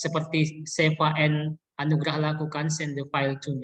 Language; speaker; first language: English; non-native, learner; Indonesian